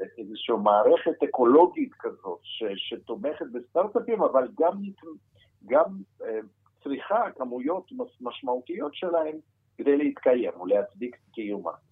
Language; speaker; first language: Hebrew; non-native, fluent; Russian